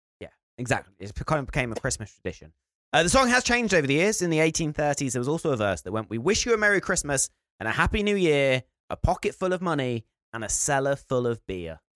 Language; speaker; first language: English; native; English